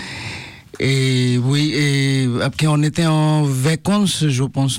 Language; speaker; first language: French; non-native, learner; Bangla